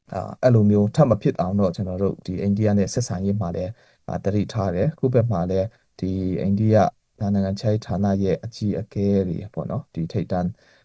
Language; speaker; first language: Burmese; non-native, local second language; Hakha Chin